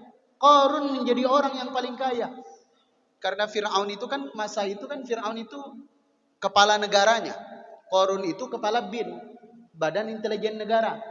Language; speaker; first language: Indonesian; native; Indonesian